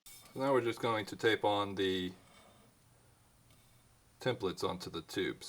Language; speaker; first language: English; native; English